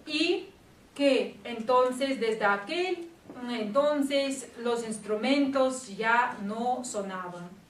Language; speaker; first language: Spanish; non-native, fluent; Russian